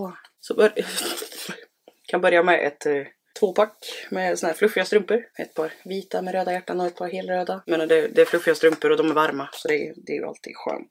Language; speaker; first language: Swedish; native; Swedish